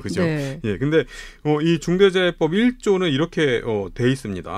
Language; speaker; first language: Korean; native; Korean